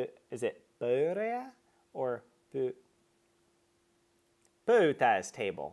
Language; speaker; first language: Finnish; non-native, learner; English